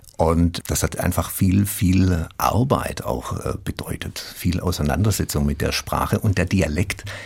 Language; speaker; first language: German; native; German